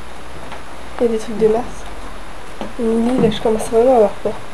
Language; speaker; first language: French; native; French